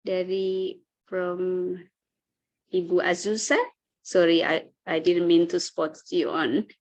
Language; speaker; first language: English; non-native, fluent; Indonesian